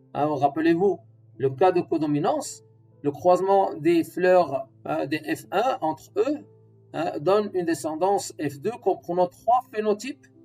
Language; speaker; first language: French; non-native, local second language; Arabic